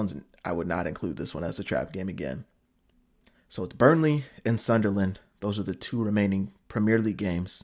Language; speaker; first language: English; native; English